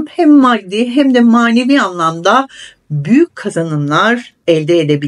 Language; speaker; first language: Turkish; native; Turkish